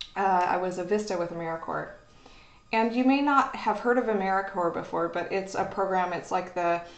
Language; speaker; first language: English; native; English